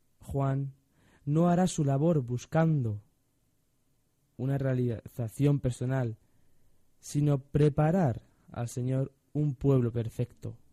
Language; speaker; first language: Spanish; native; Spanish